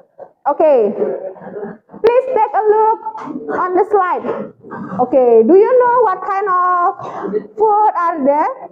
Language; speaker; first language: English; non-native, fluent; Indonesian